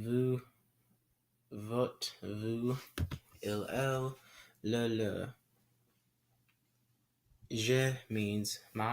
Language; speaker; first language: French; non-native, learner; English